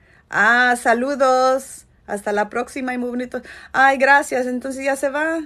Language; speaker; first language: Spanish; early bilingual, heritage; Spanish